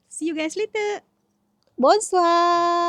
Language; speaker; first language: English; non-native, local second language; Iban